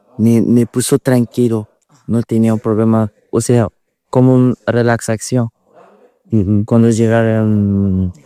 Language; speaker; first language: Spanish; non-native, learner; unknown